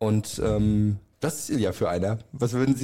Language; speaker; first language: German; native; German